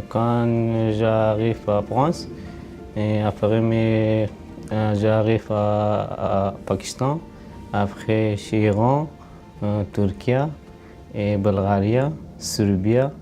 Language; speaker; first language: French; non-native, learner; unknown